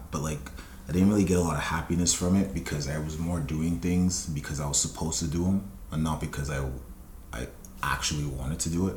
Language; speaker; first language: English; non-native, local second language; Yoruba